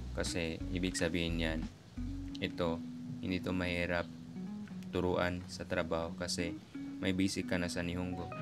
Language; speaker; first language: Filipino; native; Filipino